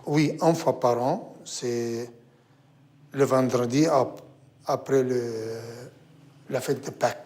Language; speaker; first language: French; non-native, fluent; Assyrian Neo-Aramaic